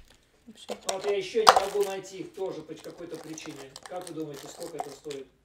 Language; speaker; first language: Russian; native; Russian